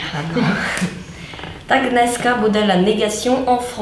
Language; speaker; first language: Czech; non-native, fluent; French